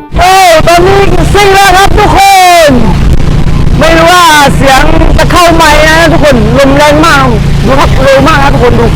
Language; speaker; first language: Thai; non-native, local second language; Pattani Malay